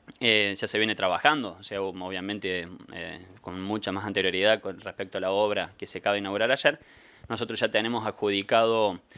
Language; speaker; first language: Spanish; native; Spanish